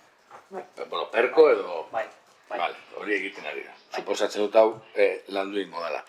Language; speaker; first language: Basque; native; Basque